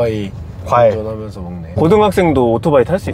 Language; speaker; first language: Korean; native; Korean